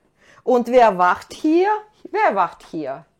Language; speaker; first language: German; non-native, fluent; Russian